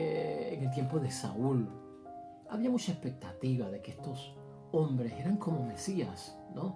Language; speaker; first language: Spanish; native; Spanish